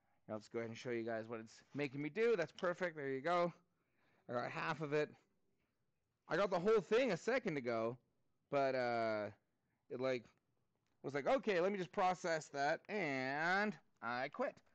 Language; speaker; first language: English; native; English